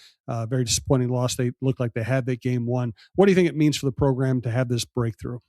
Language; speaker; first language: English; native; English